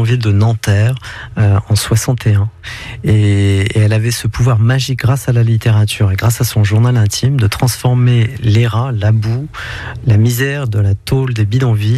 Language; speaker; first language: French; non-native, local second language; Kabyle